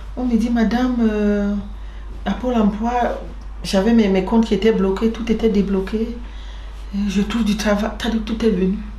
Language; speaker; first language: French; non-native, local second language; Basaa